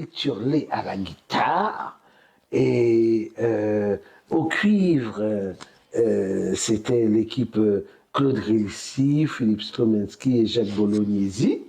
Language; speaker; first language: French; native; French